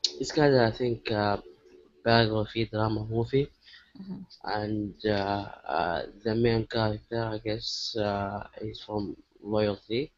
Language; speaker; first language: English; non-native, learner; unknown